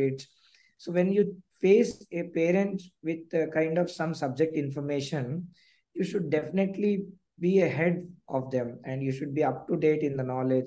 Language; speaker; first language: English; non-native, local second language; Telugu